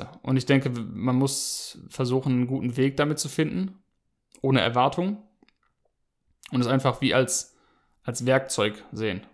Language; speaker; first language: German; native; German